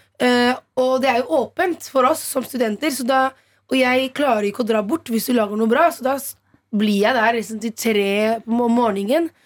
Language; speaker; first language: Norwegian; non-native, fluent; Italian